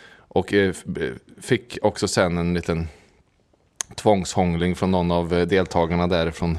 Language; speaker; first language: Swedish; native; Swedish